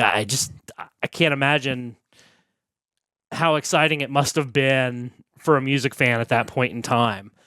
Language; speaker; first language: English; native; English